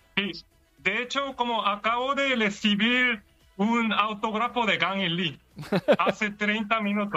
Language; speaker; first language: Spanish; non-native, learner; Korean